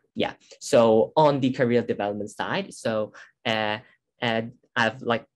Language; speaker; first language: English; non-native, local second language; Cantonese